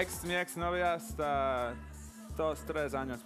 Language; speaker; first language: Spanish; non-native, learner; English